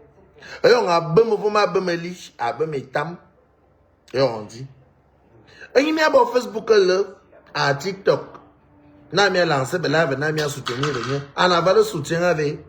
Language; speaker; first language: French; non-native, local second language; Lingala